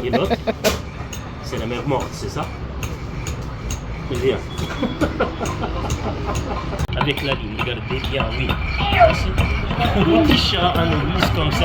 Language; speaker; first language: French; non-native, local second language; Arabic